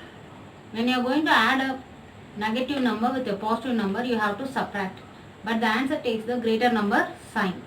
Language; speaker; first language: English; non-native, local second language; Tamil